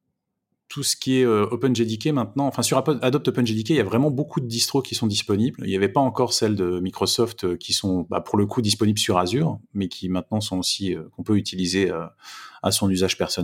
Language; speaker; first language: French; native; French